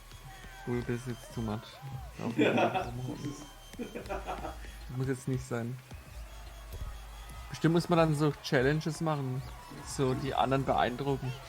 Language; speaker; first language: German; native; German